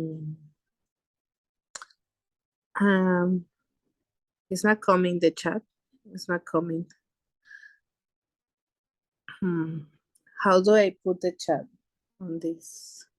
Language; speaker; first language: English; early bilingual, other home language; Spanish